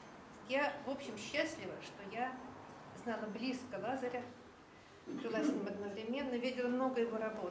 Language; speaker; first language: Russian; native; Russian